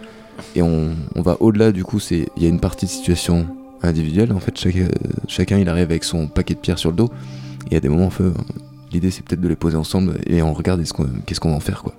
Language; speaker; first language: French; native; French